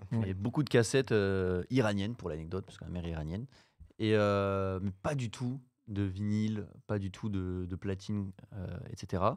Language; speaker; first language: French; native; French